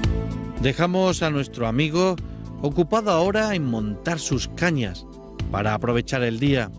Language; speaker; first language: Spanish; native; Spanish